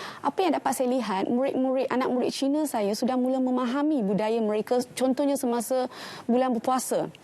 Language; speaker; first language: Malay; non-native, local second language; Tamil